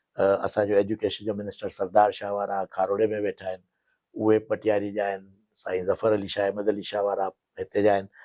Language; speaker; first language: Sindhi; native; Sindhi